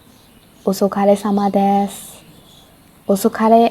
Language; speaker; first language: Japanese; non-native, learner; Burmese